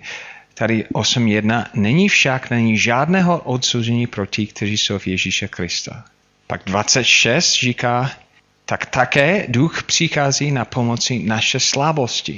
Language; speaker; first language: Czech; non-native, fluent; English